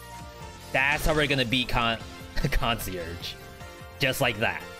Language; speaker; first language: English; native; English